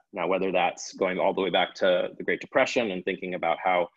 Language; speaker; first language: English; native; English